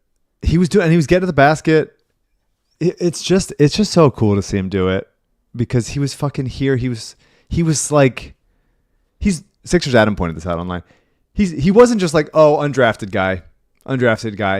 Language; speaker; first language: English; native; English